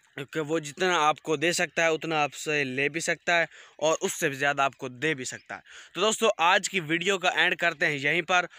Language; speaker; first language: Urdu; non-native, local second language; Punjabi